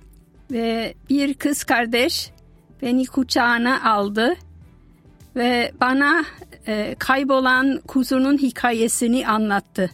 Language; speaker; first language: Turkish; non-native, fluent; German